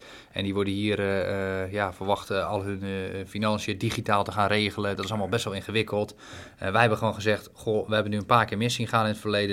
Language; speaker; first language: Dutch; native; Dutch